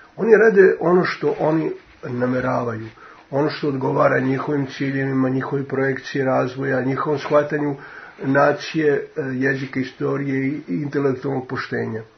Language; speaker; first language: Serbian; native; Serbian